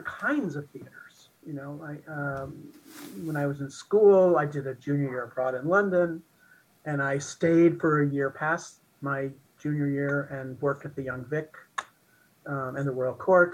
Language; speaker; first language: English; native; English